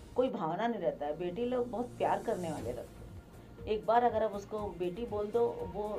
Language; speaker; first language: Hindi; native; Hindi